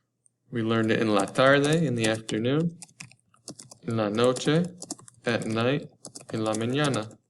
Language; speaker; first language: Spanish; non-native, learner; English